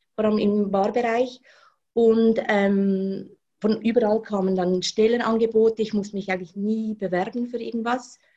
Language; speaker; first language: German; native; German